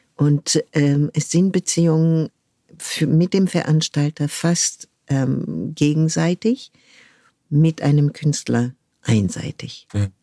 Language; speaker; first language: German; non-native, fluent; French